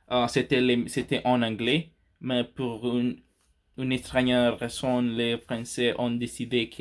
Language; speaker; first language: French; non-native, learner; Spanish